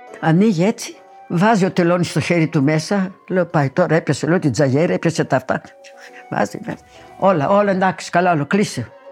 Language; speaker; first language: Greek; early bilingual, heritage; Greek